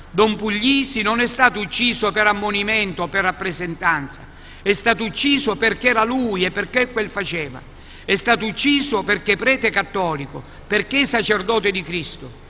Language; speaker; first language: Italian; native; Italian